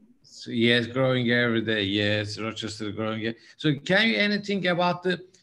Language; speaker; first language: English; non-native, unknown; Turkish